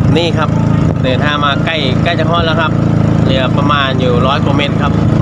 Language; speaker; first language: Thai; native; Thai